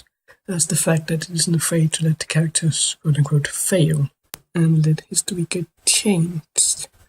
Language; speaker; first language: English; non-native, fluent; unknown